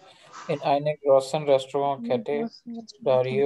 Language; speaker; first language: German; non-native, learner; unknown